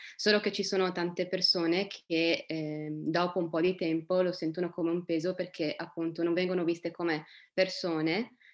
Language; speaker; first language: Italian; early bilingual, other home language; Arabic